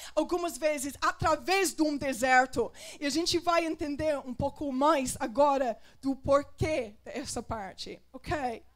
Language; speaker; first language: Portuguese; non-native, fluent; English